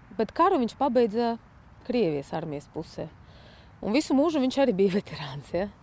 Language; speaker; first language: Latvian; non-native, fluent; Russian